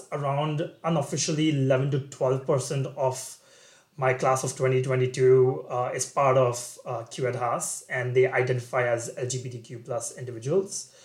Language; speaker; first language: English; non-native, local second language; Bangla